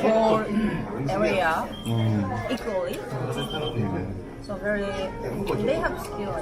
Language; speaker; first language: English; non-native, learner; Japanese